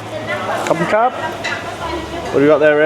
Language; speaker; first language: English; native; English